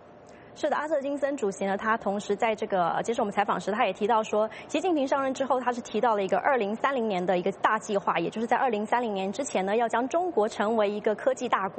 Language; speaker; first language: Chinese; native; Chinese